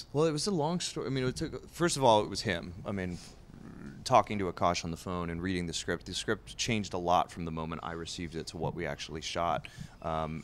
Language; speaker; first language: English; native; English